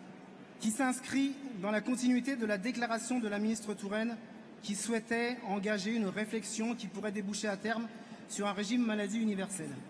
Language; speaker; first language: French; native; French